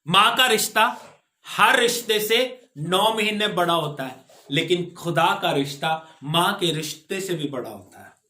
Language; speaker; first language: Hindi; non-native, local second language; Punjabi